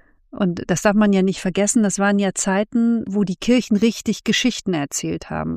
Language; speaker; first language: German; native; German